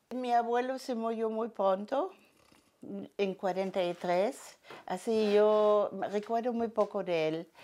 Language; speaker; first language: Spanish; non-native, fluent; German